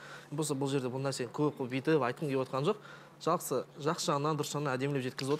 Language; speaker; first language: Kazakh; native; Kazakh